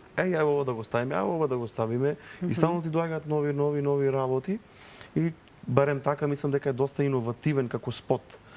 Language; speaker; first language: Macedonian; native; Macedonian